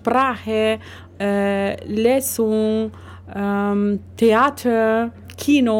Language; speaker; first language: German; non-native, learner; Spanish